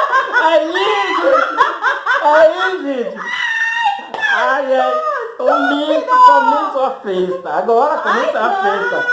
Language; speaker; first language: Portuguese; non-native, fluent; Haitian Creole